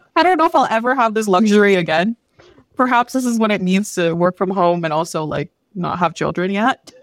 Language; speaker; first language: English; early bilingual, other home language; Filipino